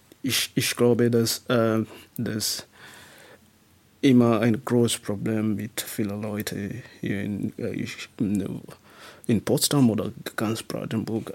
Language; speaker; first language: German; non-native, learner; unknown